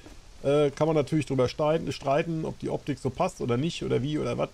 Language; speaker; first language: German; native; German